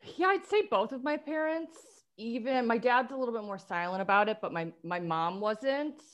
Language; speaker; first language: English; native; English